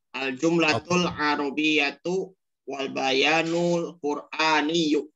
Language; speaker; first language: Arabic; non-native, learner; Indonesian